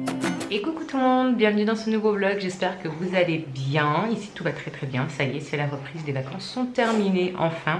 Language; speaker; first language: French; native; French